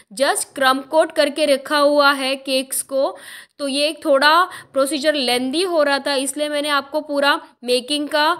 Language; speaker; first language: Hindi; non-native, local second language; Marathi